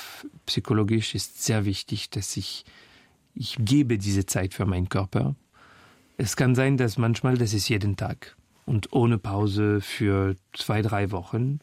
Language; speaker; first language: German; non-native, fluent; French